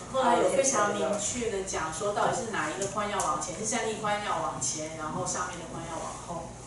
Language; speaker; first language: Chinese; native; Chinese